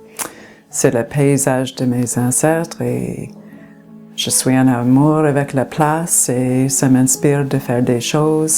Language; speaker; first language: French; non-native, local second language; English